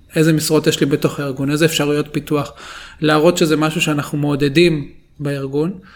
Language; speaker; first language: Hebrew; native; Hebrew